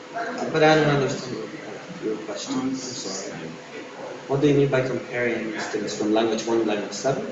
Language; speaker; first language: English; non-native, fluent; Spanish